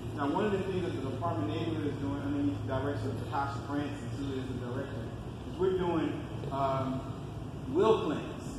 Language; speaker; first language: English; native; English